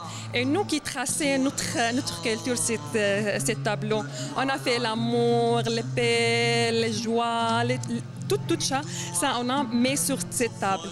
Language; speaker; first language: French; non-native, learner; Arabic